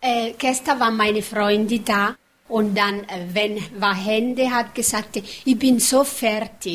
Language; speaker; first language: German; non-native, learner; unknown